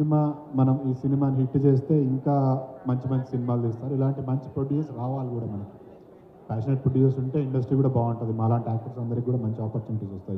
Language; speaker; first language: Telugu; native; Telugu